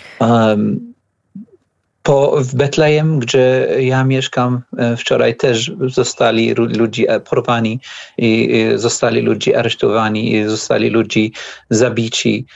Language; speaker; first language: Polish; non-native, learner; Arabic